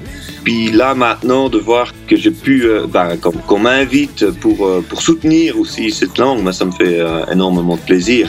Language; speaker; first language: French; native; French